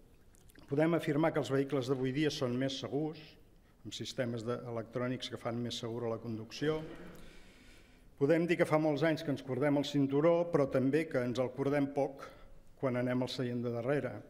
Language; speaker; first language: Catalan; native; Catalan